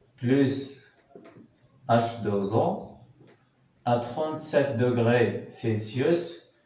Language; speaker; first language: French; non-native, local second language; Arabic